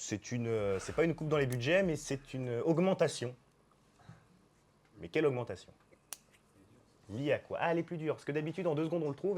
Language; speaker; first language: French; native; French